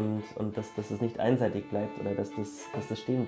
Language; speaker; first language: German; native; German